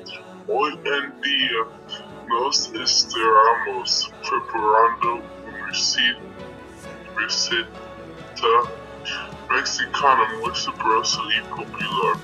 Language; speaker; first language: Spanish; non-native, learner; English